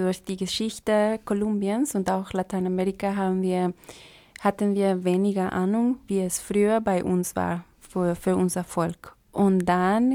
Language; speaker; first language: German; non-native, fluent; Spanish